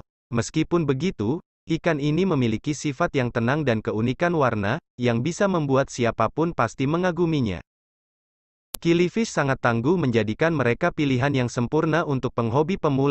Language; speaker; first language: Indonesian; native; Indonesian